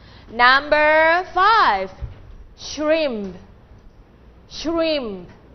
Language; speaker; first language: English; non-native, fluent; Thai